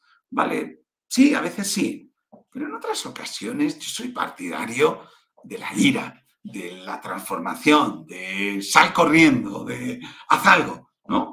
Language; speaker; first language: Spanish; native; Spanish